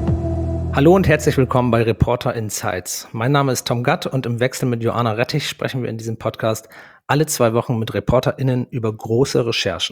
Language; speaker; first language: German; native; German